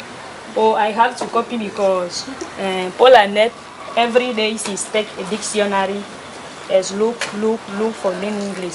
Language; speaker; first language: English; non-native, learner; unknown